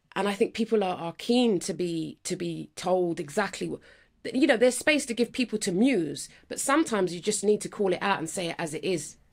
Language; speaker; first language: English; native; English